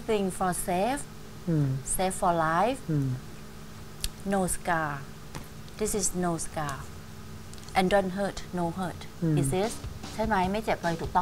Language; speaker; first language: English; non-native, learner; Thai